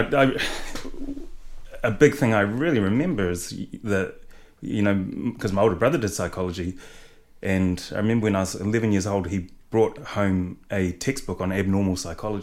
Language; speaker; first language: English; native; English